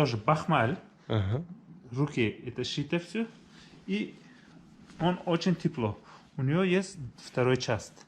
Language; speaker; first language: Russian; non-native, local second language; Uzbek